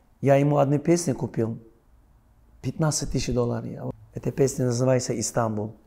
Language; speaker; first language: Russian; non-native, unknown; Turkish